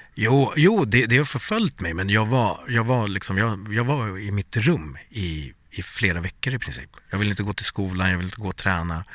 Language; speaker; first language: Swedish; native; Swedish